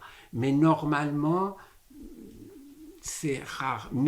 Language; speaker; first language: French; non-native, fluent; Persian